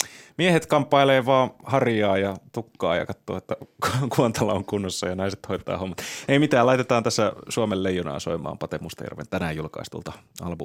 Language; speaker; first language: Finnish; native; Finnish